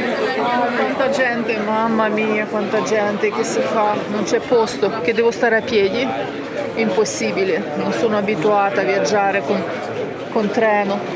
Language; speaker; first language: Italian; non-native, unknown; Ukrainian